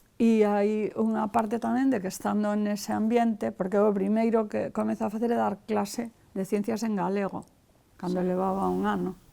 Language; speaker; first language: Galician; non-native, local second language; Spanish